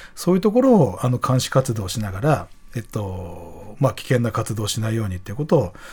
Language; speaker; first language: Japanese; native; Japanese